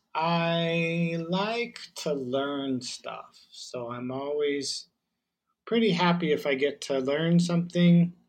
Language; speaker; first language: English; native; English